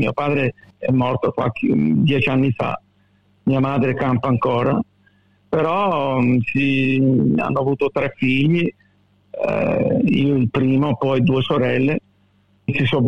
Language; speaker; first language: Italian; early bilingual, heritage; Italian